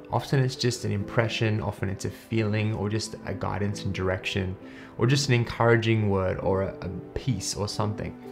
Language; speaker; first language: English; native; English